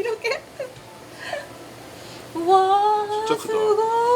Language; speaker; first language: Korean; non-native, learner; Japanese